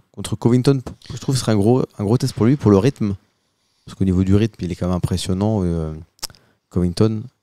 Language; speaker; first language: French; native; French